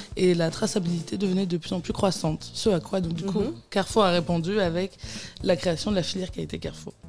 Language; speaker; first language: French; native; French